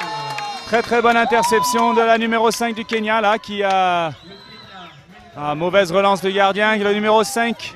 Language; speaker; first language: French; native; French